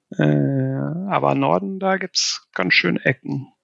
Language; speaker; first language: German; non-native, fluent; Swedish